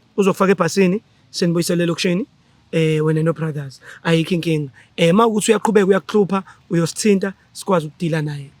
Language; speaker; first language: Zulu; native; Zulu